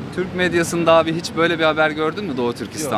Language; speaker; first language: Turkish; native; Turkish